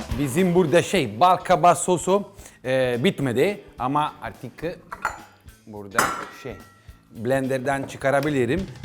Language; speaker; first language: Turkish; non-native, fluent; Italian